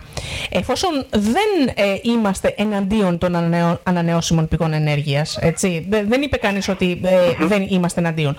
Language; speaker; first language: Greek; native; Greek